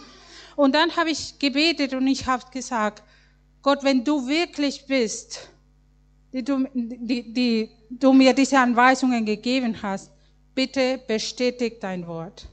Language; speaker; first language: German; non-native, fluent; Spanish